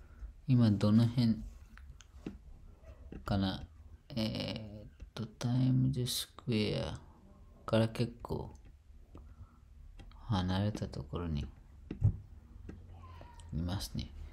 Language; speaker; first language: Japanese; non-native, fluent; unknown